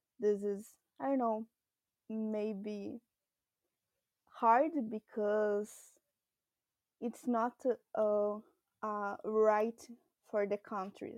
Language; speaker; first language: English; non-native, learner; Portuguese